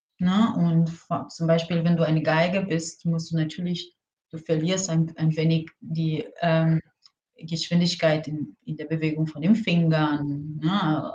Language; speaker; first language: German; non-native, fluent; Portuguese